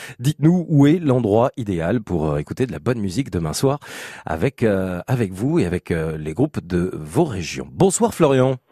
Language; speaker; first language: French; native; French